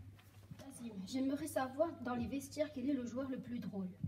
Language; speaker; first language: French; native; French